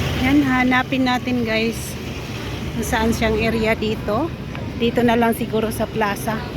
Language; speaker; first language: Filipino; non-native, local second language; Cebuano